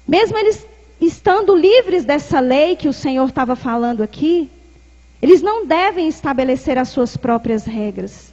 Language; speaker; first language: Portuguese; native; Portuguese